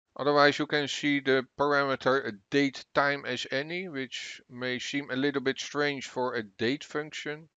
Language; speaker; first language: English; non-native, fluent; Dutch